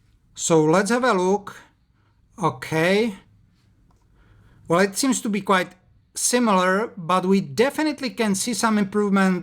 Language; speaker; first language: English; non-native, fluent; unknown